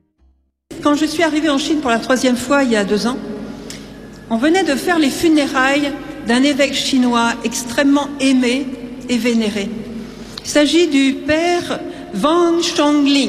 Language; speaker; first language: French; native; French